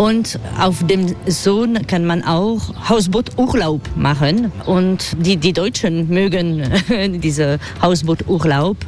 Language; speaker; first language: German; non-native, fluent; French